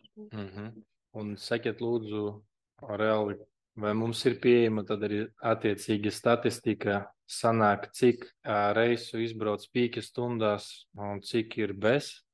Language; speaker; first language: Latvian; non-native, local second language; Russian